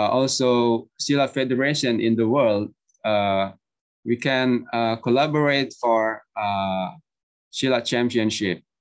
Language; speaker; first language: English; non-native, learner; Indonesian